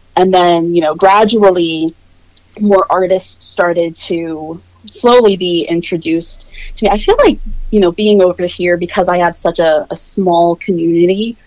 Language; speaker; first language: English; native; English